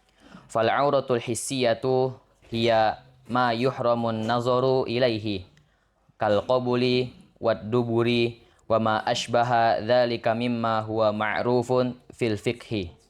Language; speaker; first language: Arabic; non-native, learner; Indonesian